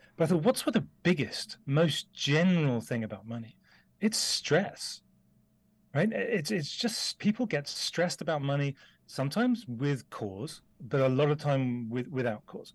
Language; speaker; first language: English; native; English